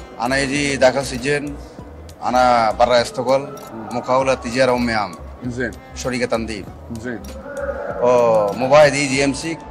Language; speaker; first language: Arabic; non-native, learner; Bangla